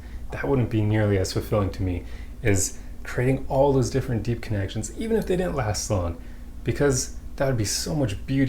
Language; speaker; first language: English; native; English